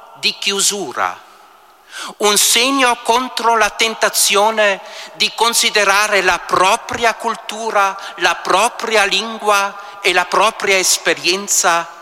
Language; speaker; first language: Italian; non-native, local second language; German